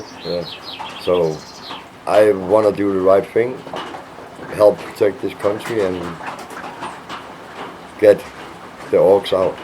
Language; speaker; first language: English; non-native, fluent; Danish